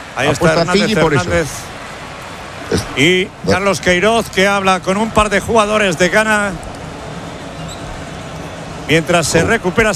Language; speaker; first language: Spanish; native; Spanish